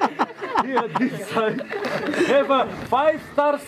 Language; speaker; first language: English; non-native, learner; Bulgarian